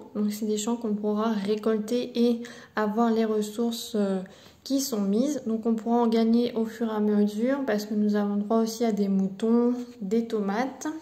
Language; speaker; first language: French; native; French